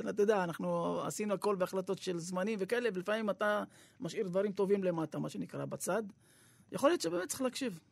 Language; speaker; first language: Hebrew; native; Hebrew